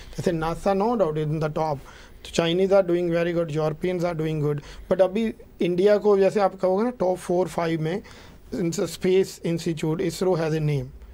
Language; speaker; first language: Hindi; non-native, local second language; Punjabi